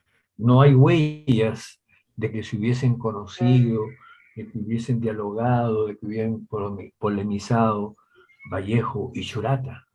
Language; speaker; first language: Spanish; native; Spanish